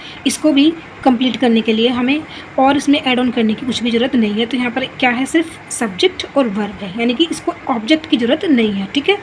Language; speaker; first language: Hindi; native; Hindi